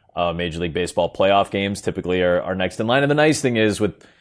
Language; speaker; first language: English; native; English